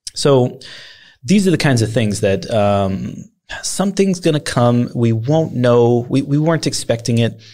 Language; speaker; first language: English; early bilingual, other home language; Swedish